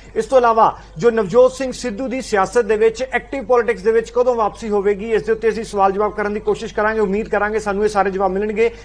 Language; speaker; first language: Hindi; non-native, local second language; Punjabi